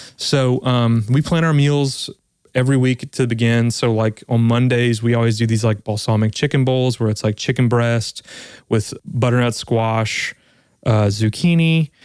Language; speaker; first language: English; native; English